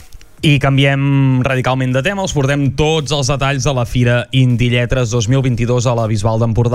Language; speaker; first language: Catalan; native; Catalan